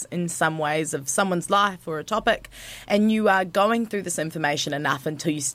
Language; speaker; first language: English; native; English